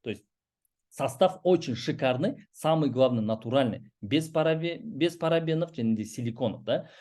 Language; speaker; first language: Russian; non-native, local second language; Kazakh